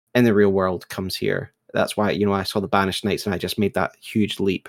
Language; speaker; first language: English; native; English